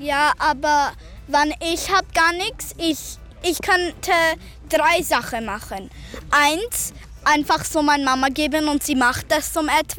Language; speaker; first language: German; early bilingual, other home language; English